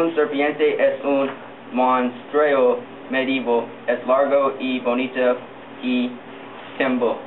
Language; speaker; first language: Spanish; non-native, learner; English